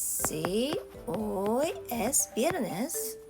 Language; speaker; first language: Spanish; non-native, learner; Japanese